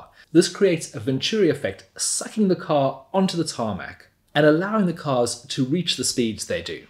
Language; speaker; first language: English; native; English